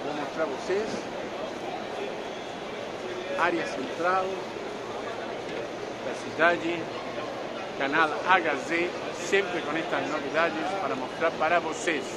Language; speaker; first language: Portuguese; non-native, fluent; Spanish